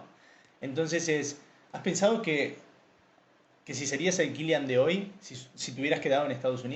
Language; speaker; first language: Spanish; native; Spanish